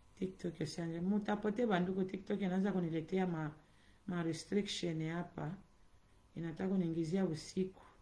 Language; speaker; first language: Swahili; native; Swahili